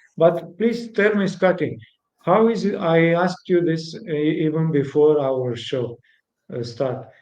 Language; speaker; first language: English; non-native, fluent; Romanian